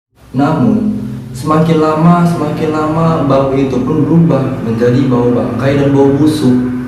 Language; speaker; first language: Indonesian; native; Indonesian